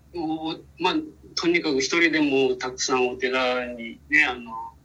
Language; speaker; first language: Japanese; native; Japanese